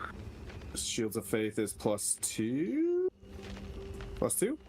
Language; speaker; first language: English; native; English